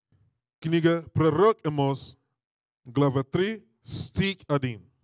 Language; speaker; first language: Russian; non-native, learner; English